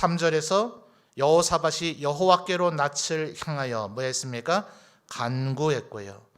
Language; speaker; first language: Korean; native; Korean